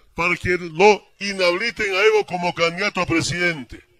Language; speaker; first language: Spanish; native; Spanish